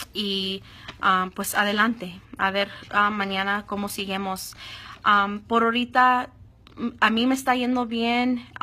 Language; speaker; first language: Spanish; early bilingual, heritage; Spanish